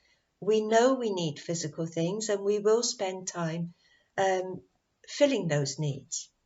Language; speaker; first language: English; native; English